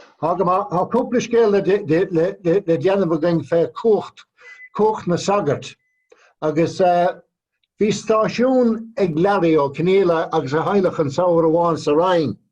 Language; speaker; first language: Irish; native; Irish